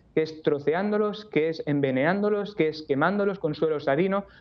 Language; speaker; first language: Spanish; native; Spanish